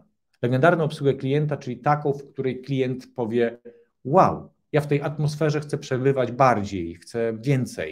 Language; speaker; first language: Polish; native; Polish